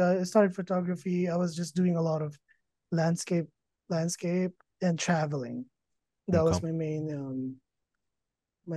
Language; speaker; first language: English; non-native, local second language; Filipino